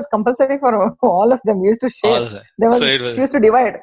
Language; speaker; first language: English; non-native, local second language; Kannada